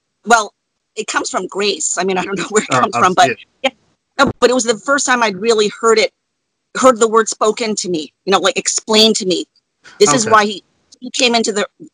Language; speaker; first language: English; native; English